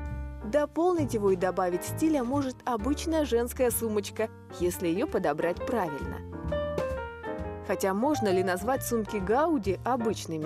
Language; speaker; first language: Russian; native; Russian